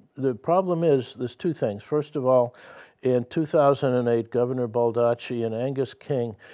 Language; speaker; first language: English; native; English